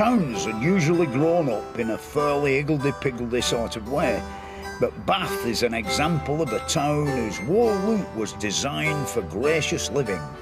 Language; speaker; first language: English; native; English